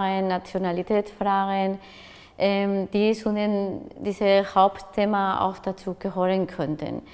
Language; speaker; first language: German; non-native, fluent; Spanish